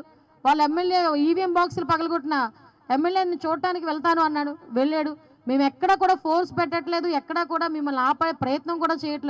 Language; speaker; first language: Telugu; native; Telugu